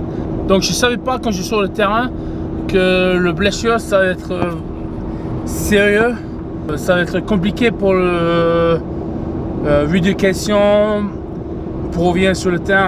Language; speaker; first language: French; non-native, fluent; English